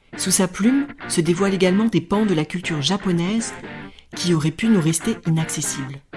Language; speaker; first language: French; native; French